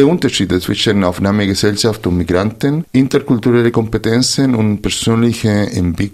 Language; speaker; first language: German; non-native, fluent; Spanish